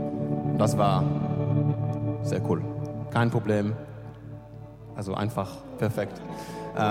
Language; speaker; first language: German; non-native, learner; English